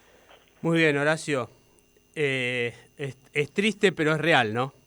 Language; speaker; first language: Spanish; native; Spanish